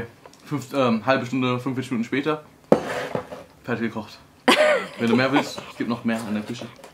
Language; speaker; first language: German; non-native, fluent; Vietnamese